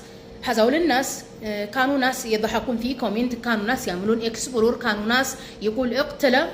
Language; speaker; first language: Arabic; non-native, fluent; Amharic